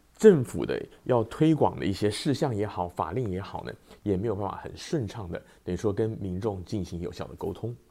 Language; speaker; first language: Chinese; native; Chinese